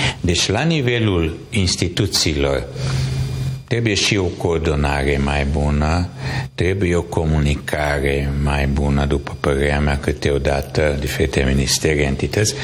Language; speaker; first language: Romanian; non-native, local second language; Hungarian